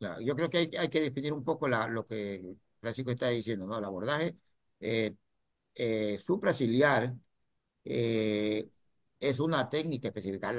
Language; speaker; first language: Spanish; native; Spanish